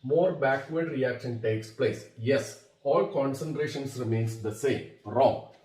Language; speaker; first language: English; non-native, local second language; Malayalam